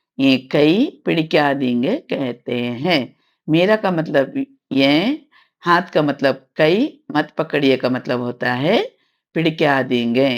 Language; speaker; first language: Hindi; non-native, local second language; Tamil